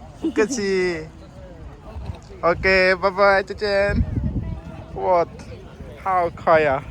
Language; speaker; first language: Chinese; non-native, learner; Bangla